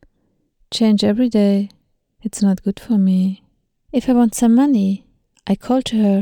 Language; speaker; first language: English; non-native, learner; Thai